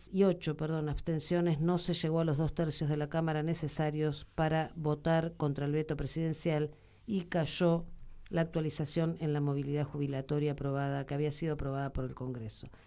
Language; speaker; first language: Spanish; native; Spanish